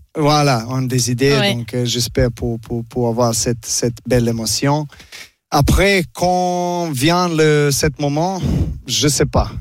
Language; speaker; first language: French; non-native, learner; Serbian